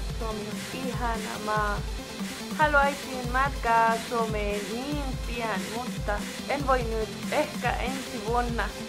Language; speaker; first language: Finnish; non-native, learner; Spanish